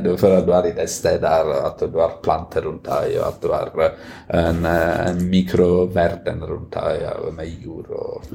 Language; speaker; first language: Norwegian; non-native, fluent; Italian